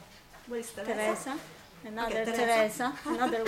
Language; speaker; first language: English; non-native, fluent; Italian